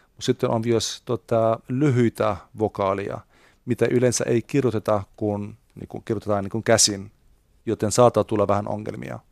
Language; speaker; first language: Finnish; non-native, fluent; Arabic